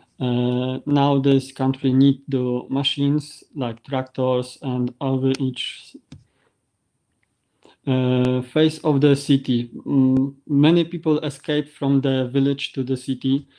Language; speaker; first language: English; non-native, learner; Polish